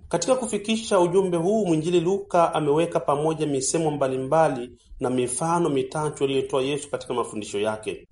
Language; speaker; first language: Swahili; native; Swahili